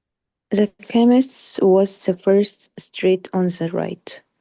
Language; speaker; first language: English; non-native, learner; Russian